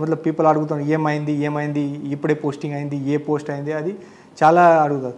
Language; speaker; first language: Telugu; non-native, learner; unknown